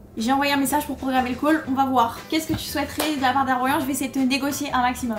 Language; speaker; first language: French; native; French